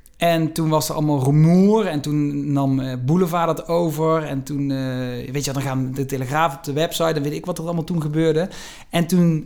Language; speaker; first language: Dutch; native; Dutch